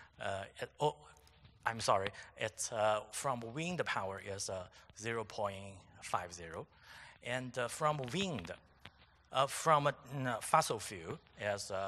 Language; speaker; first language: English; non-native, fluent; Chinese